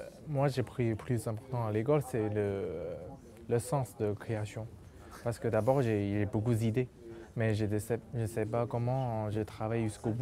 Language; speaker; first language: French; non-native, local second language; Chinese